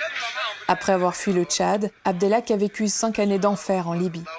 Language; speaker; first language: French; native; French